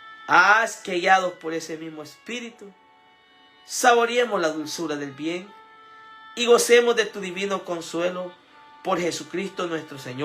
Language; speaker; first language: Spanish; native; Spanish